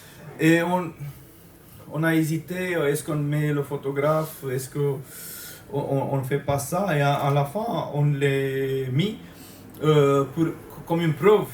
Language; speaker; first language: French; non-native, fluent; Romanian